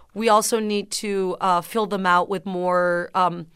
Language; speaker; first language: English; early bilingual, other home language; Spanish